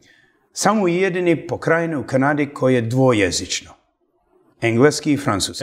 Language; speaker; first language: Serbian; early bilingual, heritage; English